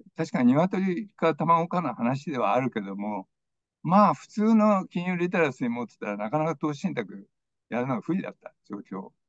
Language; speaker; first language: Japanese; native; Japanese